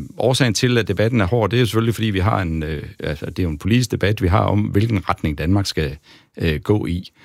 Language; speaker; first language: Danish; native; Danish